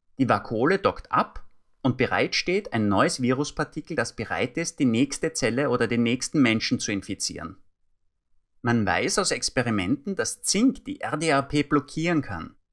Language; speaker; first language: German; native; German